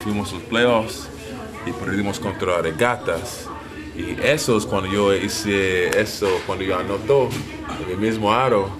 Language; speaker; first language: Spanish; non-native, learner; English